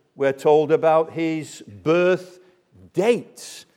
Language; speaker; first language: English; native; English